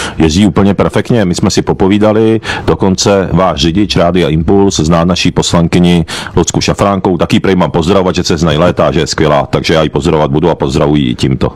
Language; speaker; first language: Czech; early bilingual, other home language; Japanese